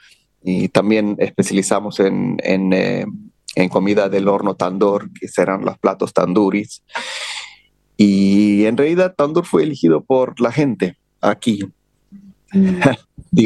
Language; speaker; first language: Spanish; non-native, fluent; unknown